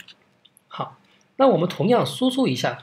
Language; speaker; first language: Chinese; native; Chinese